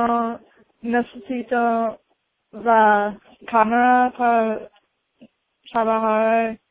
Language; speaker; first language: Spanish; non-native, learner; English